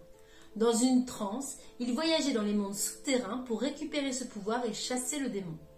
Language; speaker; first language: French; native; French